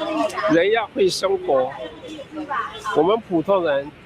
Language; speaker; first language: Chinese; non-native, learner; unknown